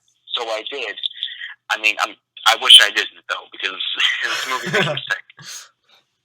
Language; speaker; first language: English; native; English